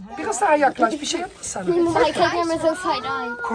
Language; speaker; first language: Turkish; early bilingual, heritage; Turkish